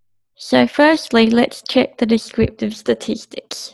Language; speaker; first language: English; native; English